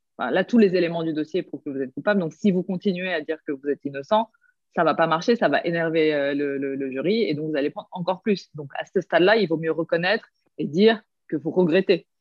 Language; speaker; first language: French; early bilingual, other home language; Korean